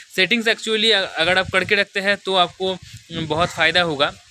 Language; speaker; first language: Hindi; non-native, local second language; Bangla